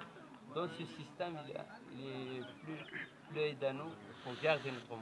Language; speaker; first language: French; non-native, learner; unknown